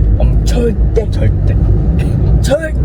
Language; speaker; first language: Korean; non-native, learner; Japanese